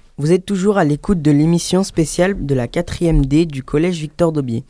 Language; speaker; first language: French; native; French